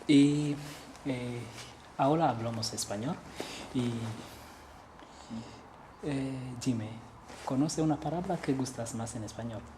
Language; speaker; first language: Spanish; non-native, learner; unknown